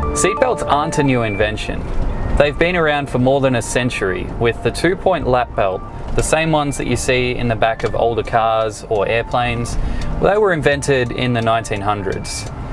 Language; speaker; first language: English; native; English